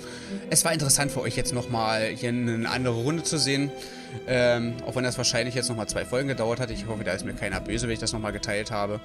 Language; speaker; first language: German; native; German